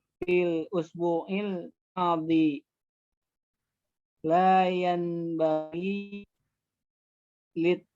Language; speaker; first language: Arabic; non-native, learner; Indonesian